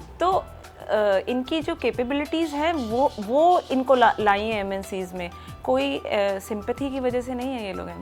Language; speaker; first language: Hindi; native; Hindi